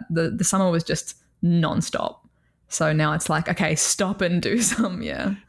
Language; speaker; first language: English; native; English